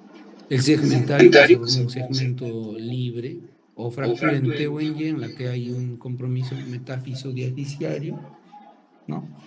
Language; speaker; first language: Spanish; native; Spanish